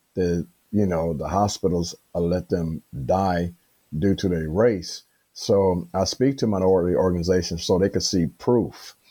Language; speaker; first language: English; native; English